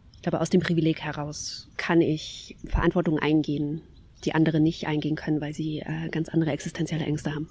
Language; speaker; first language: German; early bilingual, other home language; Kabyle